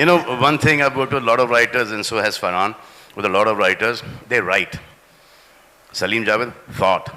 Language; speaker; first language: English; non-native, local second language; Hindi